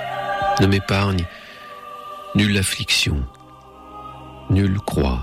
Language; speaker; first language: French; native; French